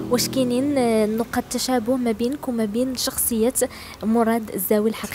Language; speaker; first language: Arabic; native; Arabic